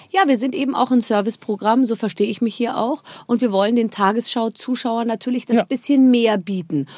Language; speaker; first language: German; native; German